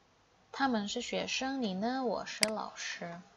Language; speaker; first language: Chinese; non-native, fluent; Indonesian